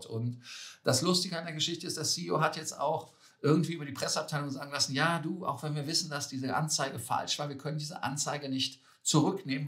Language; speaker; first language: German; native; German